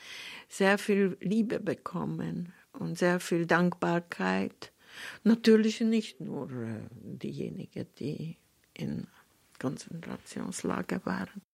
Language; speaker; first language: German; non-native, fluent; Hungarian